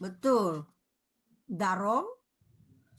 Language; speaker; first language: Dutch; non-native, fluent; Indonesian